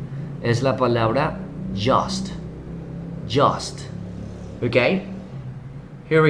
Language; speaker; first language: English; non-native, fluent; Spanish